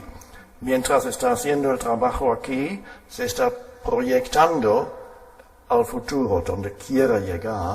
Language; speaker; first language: Spanish; non-native, fluent; German